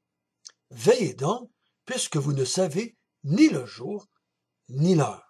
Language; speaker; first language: French; native; French